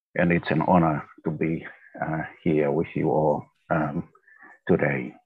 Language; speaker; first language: English; non-native, fluent; Tongan